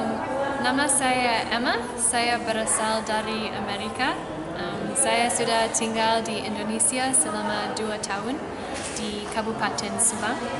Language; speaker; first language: Indonesian; non-native, learner; English